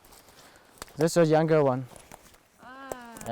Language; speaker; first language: English; non-native, learner; Hmong